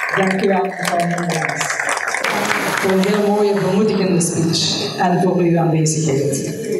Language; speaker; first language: Dutch; native; Dutch